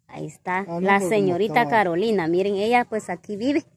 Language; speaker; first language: Spanish; native; Spanish